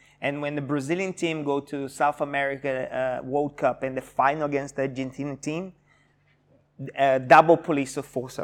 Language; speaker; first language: English; non-native, fluent; Portuguese